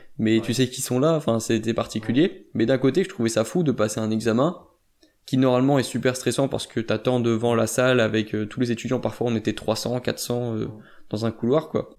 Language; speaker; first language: French; native; French